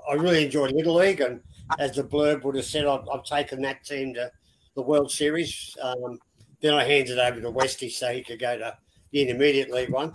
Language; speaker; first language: English; native; English